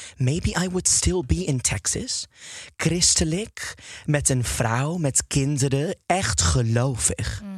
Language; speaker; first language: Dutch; non-native, fluent; English